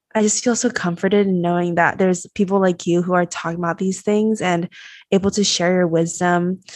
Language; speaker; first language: English; non-native, fluent; Chinese